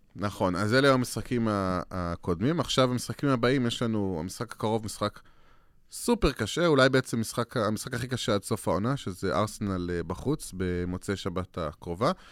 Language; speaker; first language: Hebrew; native; Hebrew